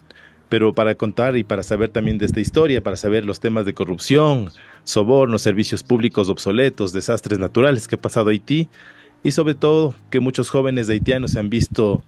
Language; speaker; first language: Spanish; native; Spanish